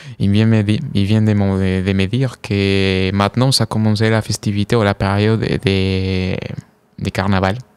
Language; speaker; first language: French; non-native, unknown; Spanish